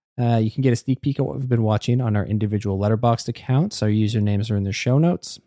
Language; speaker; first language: English; native; English